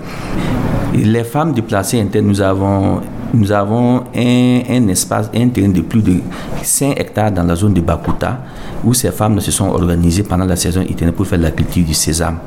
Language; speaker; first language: French; non-native, local second language; Mossi